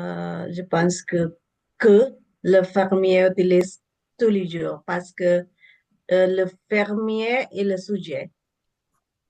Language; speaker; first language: French; non-native, learner; English